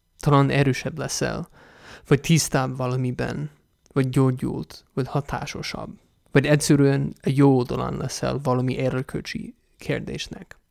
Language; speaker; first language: Hungarian; non-native, fluent; English